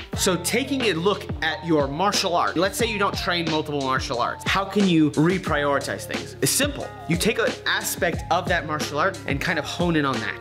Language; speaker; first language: English; native; English